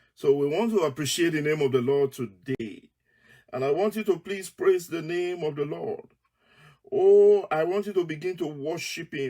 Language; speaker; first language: English; non-native, local second language; Yoruba